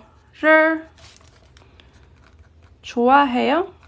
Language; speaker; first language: Korean; non-native, fluent; English